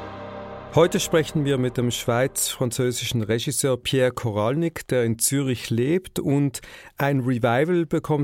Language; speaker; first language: German; native; German